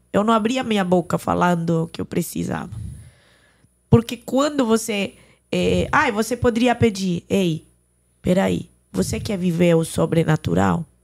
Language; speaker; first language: Portuguese; non-native, fluent; Arabic